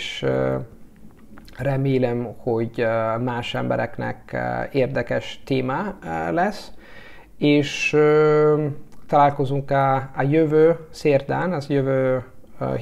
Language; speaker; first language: Hungarian; non-native, learner; Italian